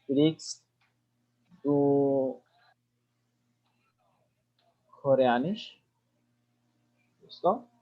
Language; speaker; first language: German; non-native, fluent; Spanish